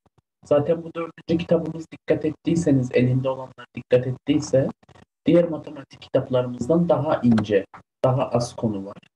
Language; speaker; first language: Turkish; native; Turkish